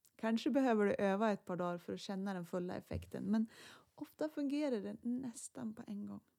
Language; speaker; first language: Swedish; native; Swedish